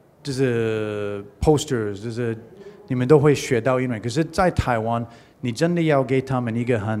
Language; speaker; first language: Chinese; non-native, learner; English